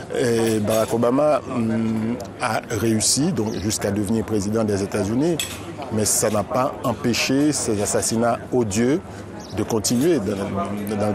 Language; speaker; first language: French; non-native, local second language; Haitian Creole